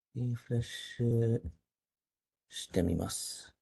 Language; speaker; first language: Japanese; non-native, fluent; English